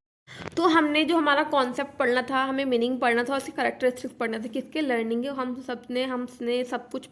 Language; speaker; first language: Hindi; native; Hindi